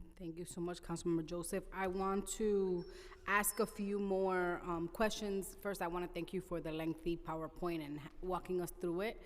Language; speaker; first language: English; non-native, fluent; Spanish